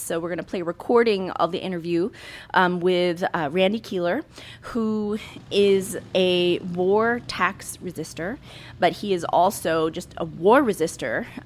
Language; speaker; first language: English; native; English